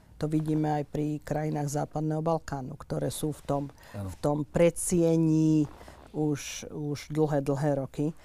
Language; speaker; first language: Slovak; native; Slovak